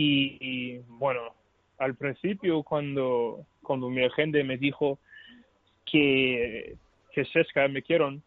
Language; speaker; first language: Spanish; non-native, learner; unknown